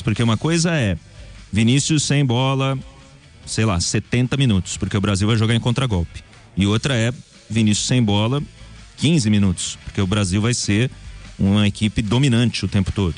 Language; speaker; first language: Portuguese; native; Portuguese